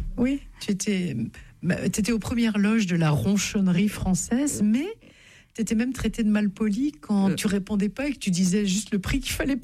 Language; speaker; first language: French; native; French